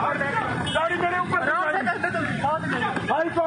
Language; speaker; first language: Hindi; non-native, local second language; Punjabi